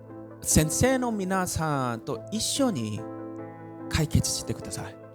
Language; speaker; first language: Japanese; non-native, learner; Korean